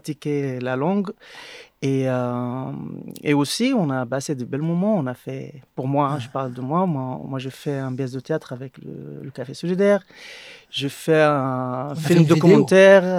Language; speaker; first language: French; non-native, learner; Arabic